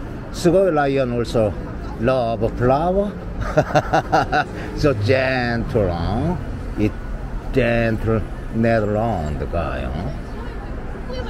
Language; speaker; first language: English; non-native, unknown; Korean